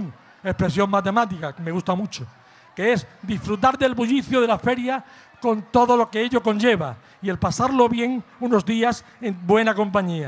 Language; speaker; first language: Spanish; native; Spanish